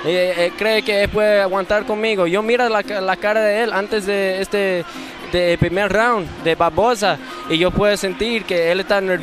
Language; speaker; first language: Spanish; early bilingual, heritage; English